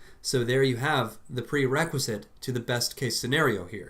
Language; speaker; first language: English; native; English